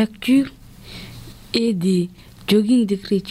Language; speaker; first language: French; early bilingual, other home language; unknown